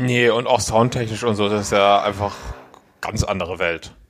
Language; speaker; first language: German; native; German